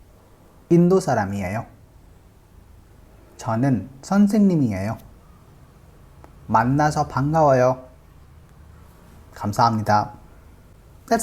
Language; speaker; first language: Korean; non-native, fluent; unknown